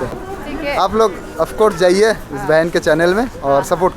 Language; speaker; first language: Hindi; non-native, local second language; Bangla